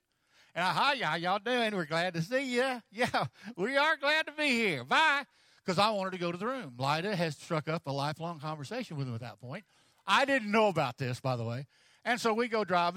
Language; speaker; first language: English; native; English